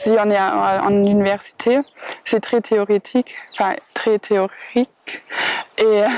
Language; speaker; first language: French; non-native, fluent; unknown